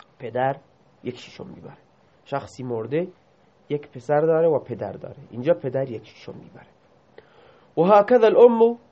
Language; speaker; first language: Persian; non-native, local second language; Baluchi